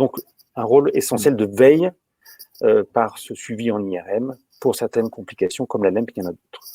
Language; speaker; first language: French; native; French